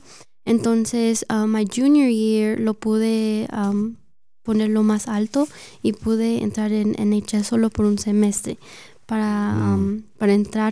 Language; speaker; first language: Spanish; early bilingual, heritage; Spanish